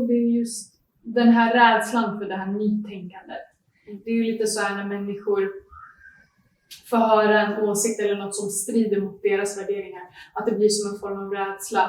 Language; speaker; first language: Swedish; native; Swedish